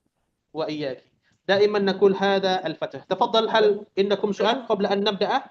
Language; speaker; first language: Arabic; non-native, fluent; Indonesian